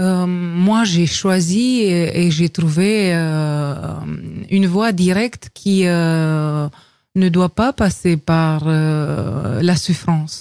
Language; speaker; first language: French; non-native, fluent; Romanian